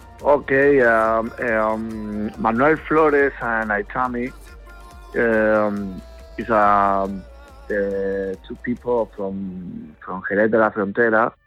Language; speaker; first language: English; non-native, learner; Spanish